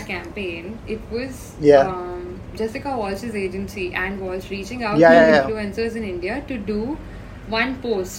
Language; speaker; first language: English; non-native, local second language; Hindi